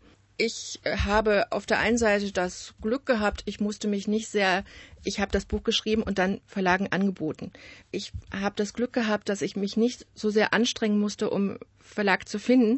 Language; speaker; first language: German; native; German